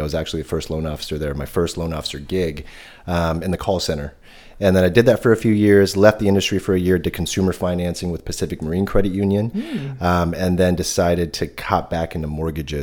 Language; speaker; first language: English; native; English